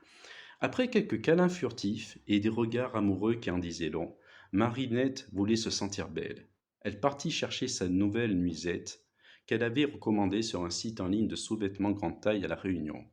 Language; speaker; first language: French; native; French